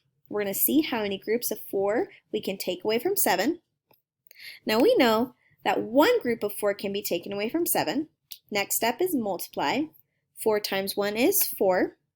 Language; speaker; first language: English; native; English